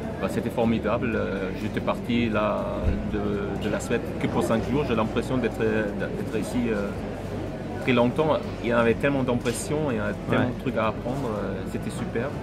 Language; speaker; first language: French; non-native, fluent; German